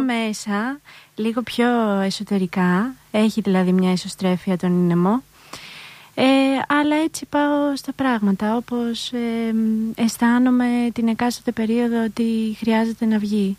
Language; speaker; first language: Greek; native; Greek